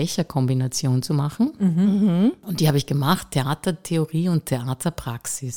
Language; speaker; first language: German; native; German